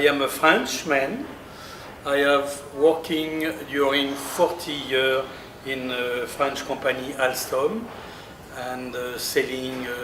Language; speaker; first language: English; non-native, learner; French